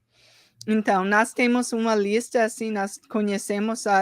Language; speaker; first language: Portuguese; early bilingual, heritage; English